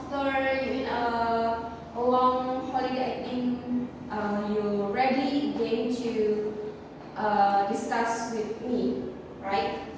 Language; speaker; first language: English; non-native, learner; Indonesian